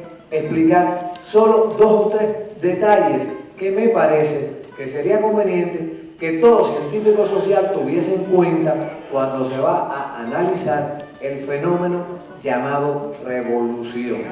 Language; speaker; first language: Spanish; native; Spanish